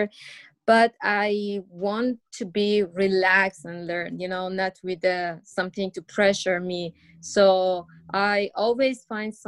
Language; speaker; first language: English; non-native, learner; Persian